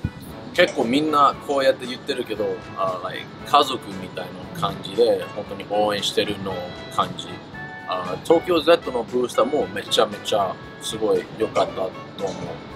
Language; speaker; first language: Japanese; early bilingual, heritage; English